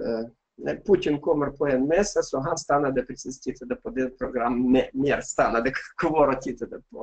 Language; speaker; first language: Swedish; non-native, fluent; Russian